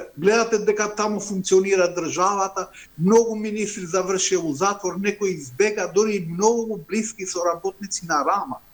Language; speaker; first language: Macedonian; non-native, local second language; Albanian